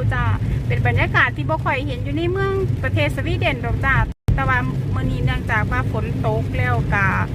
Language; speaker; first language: Thai; native; Thai